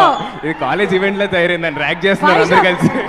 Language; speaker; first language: Telugu; native; Telugu